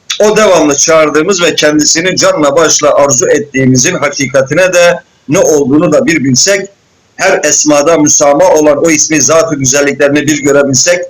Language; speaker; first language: Turkish; native; Turkish